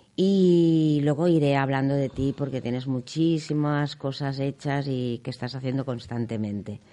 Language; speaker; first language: Spanish; non-native, local second language; Catalan